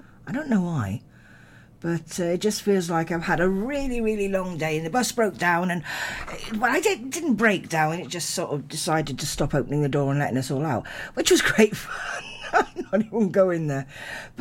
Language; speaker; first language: English; native; English